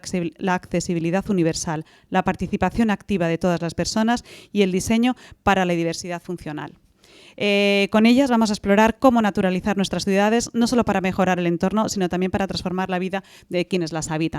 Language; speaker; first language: Spanish; native; Spanish